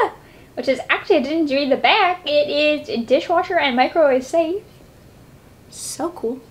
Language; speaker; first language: English; native; English